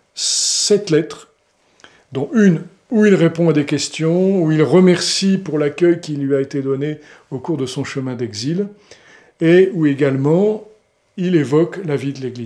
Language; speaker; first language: French; native; French